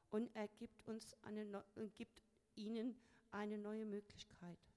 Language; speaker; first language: German; non-native, fluent; Spanish